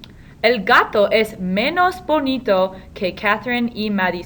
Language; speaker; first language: Spanish; non-native, learner; English